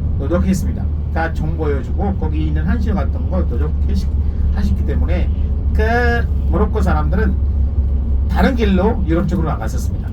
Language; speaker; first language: Korean; non-native, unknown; Sinhala